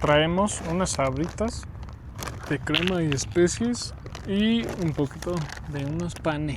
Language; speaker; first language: Spanish; non-native, fluent; English